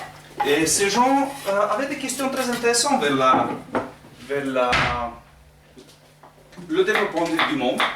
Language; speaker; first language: French; non-native, learner; Romanian